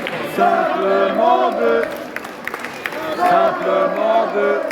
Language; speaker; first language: French; native; French